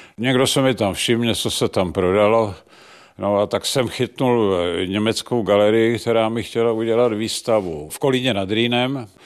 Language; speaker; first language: Czech; native; Czech